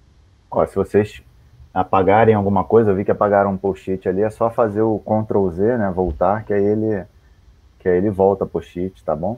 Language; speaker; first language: Portuguese; native; Portuguese